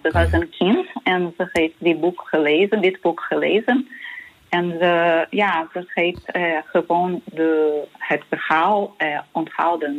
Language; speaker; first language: Dutch; non-native, fluent; Portuguese